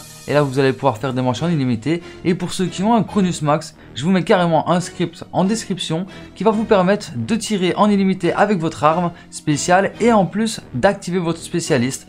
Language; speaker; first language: French; native; French